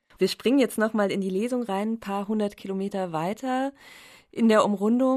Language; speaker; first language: German; native; German